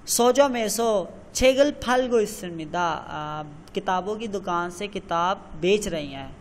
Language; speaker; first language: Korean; non-native, learner; Urdu